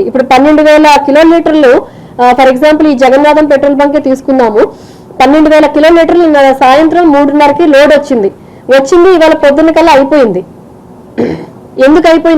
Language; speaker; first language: Telugu; native; Telugu